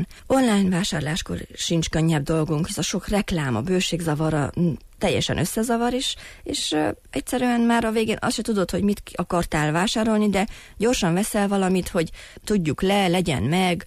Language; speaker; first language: Hungarian; native; Hungarian